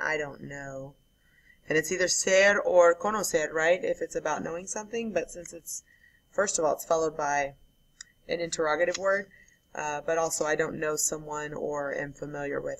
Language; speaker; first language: English; native; English